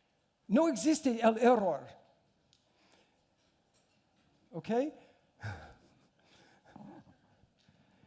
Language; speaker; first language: Spanish; non-native, learner; English